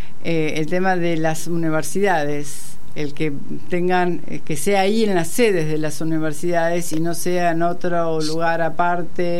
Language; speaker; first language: Spanish; native; Spanish